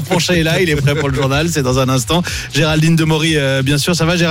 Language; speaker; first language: French; native; French